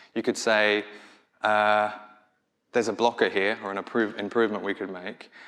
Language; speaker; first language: English; native; English